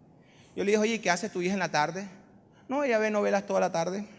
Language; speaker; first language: Spanish; native; Spanish